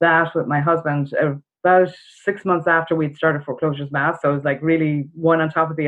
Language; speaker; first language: English; native; English